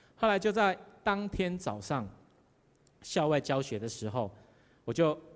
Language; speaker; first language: Chinese; native; Chinese